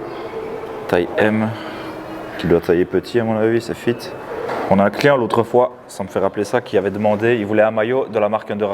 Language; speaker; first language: French; native; French